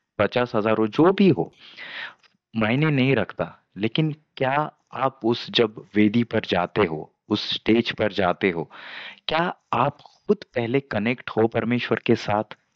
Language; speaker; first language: Hindi; non-native, local second language; Marathi